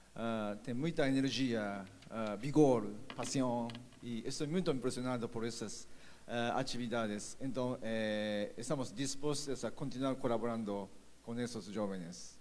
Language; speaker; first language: Portuguese; non-native, fluent; Japanese